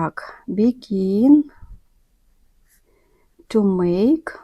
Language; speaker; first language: English; non-native, learner; Russian